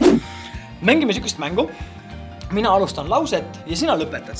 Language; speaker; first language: Estonian; native; Estonian